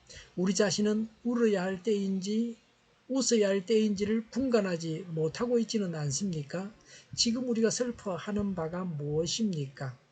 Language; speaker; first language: Korean; native; Korean